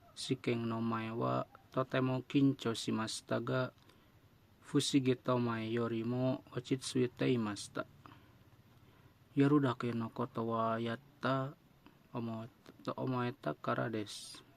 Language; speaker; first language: Japanese; non-native, learner; Indonesian